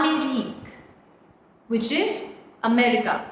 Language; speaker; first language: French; non-native, fluent; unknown